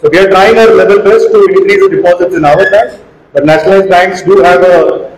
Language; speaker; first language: English; non-native, local second language; Marathi